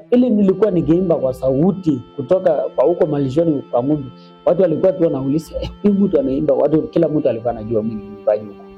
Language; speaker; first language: Swahili; non-native, local second language; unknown